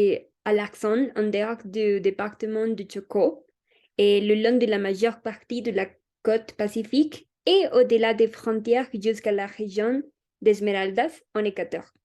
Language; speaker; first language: French; non-native, learner; Spanish